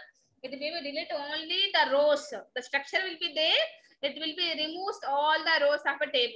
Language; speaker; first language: English; non-native, local second language; Telugu